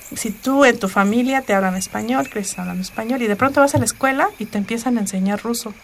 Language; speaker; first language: Spanish; non-native, local second language; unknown